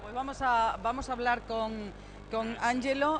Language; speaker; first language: Spanish; native; Spanish